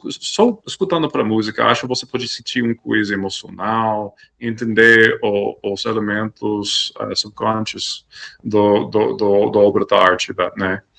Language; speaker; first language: Portuguese; non-native, fluent; English